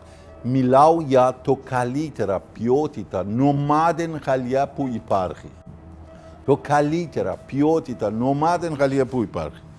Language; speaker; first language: Greek; non-native, learner; Persian